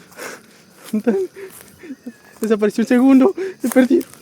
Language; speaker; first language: Spanish; native; Spanish